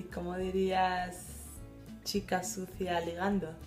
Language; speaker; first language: Spanish; non-native, fluent; English